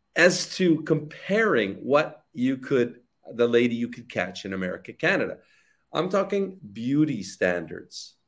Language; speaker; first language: English; native; English